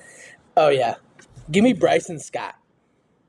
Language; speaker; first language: English; native; English